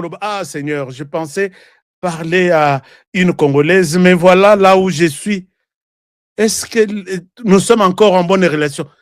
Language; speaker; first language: French; non-native, local second language; Lingala